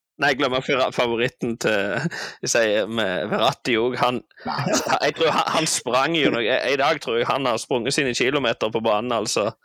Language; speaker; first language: Norwegian; native; Norwegian